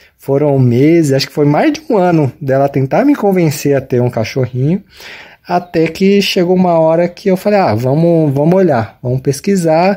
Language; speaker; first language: Portuguese; native; Portuguese